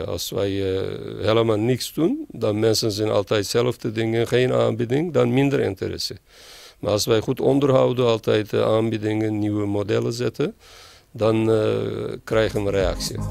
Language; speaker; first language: Dutch; non-native, learner; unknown